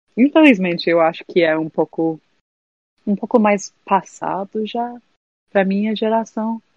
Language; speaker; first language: Portuguese; non-native, fluent; English